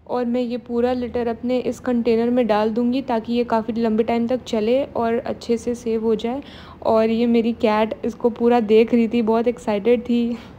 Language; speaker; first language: Hindi; native; Hindi